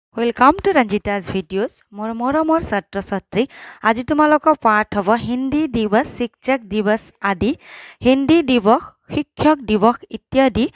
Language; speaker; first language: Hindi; non-native, local second language; Assamese